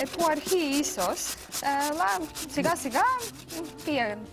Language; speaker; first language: Greek; non-native, learner; Latvian